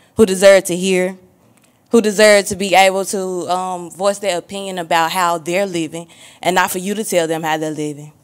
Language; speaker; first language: English; native; English